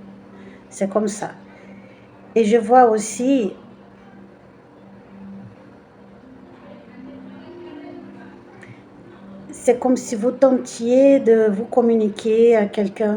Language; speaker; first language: French; non-native, fluent; Portuguese